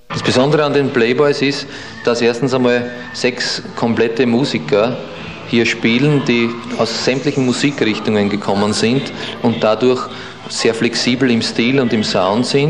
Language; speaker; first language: German; native; German